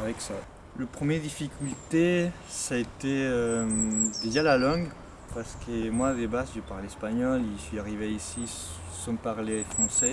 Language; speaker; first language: French; non-native, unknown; Spanish